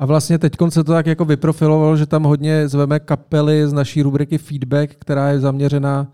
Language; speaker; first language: Czech; native; Czech